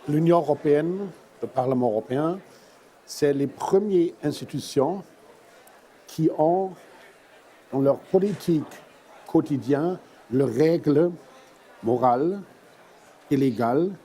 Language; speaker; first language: French; non-native, fluent; German